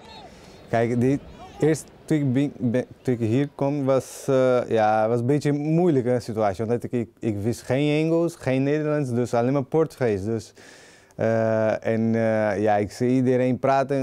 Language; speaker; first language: Dutch; non-native, learner; Portuguese